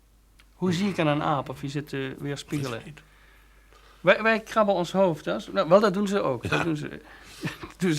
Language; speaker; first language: Dutch; native; Dutch